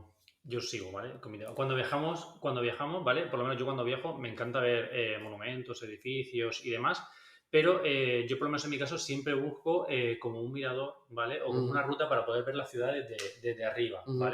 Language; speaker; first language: Spanish; native; Spanish